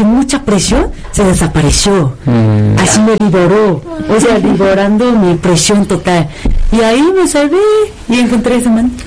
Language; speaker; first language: Spanish; non-native, fluent; Korean